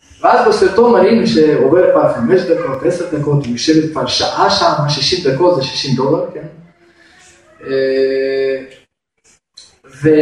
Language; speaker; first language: Hebrew; non-native, fluent; Russian